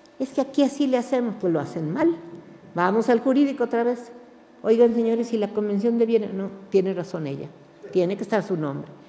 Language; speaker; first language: Spanish; native; Spanish